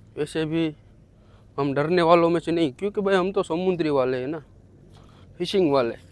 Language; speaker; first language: Hindi; non-native, local second language; Gujarati